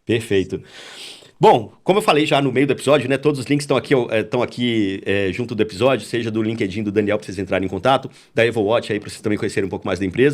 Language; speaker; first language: Portuguese; native; Portuguese